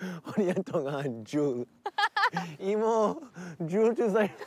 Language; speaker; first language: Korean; non-native, learner; English